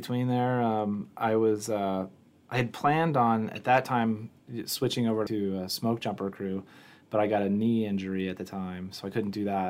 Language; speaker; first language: English; native; English